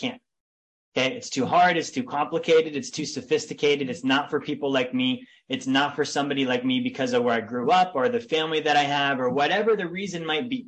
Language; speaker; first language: English; native; English